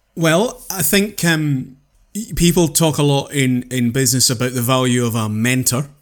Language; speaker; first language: English; native; English